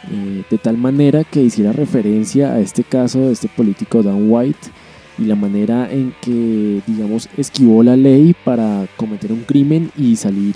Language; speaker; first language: Spanish; native; Spanish